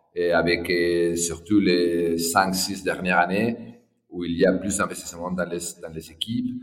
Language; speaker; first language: French; non-native, fluent; Spanish